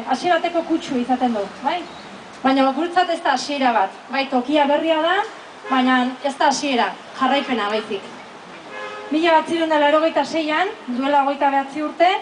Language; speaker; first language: Basque; native; Basque